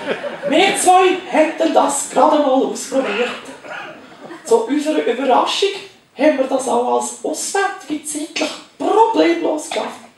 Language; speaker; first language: German; native; German